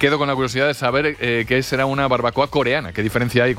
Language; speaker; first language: Spanish; native; Spanish